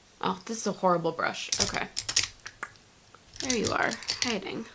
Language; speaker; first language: English; native; English